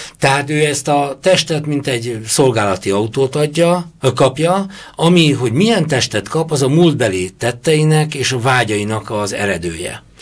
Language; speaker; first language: Hungarian; native; Hungarian